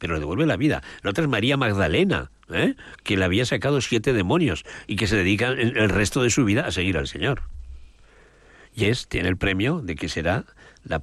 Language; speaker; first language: Spanish; native; Spanish